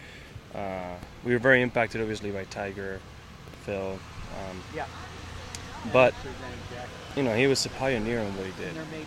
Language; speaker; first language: English; non-native, fluent; Basque